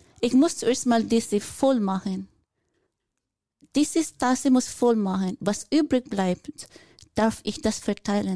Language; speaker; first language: German; non-native, fluent; Filipino